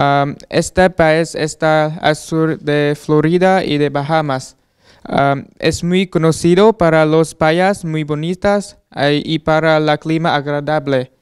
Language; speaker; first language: Spanish; non-native, learner; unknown